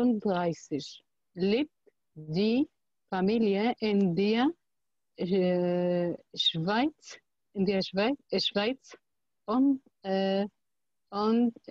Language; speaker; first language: German; non-native, learner; Arabic